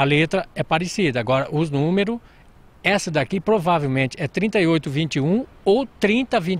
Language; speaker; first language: Portuguese; native; Portuguese